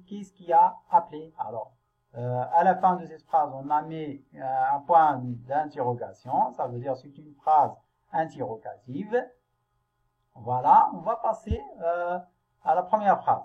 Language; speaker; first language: French; non-native, local second language; Arabic